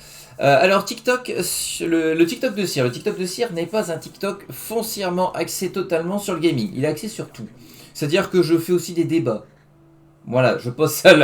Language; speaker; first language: French; native; French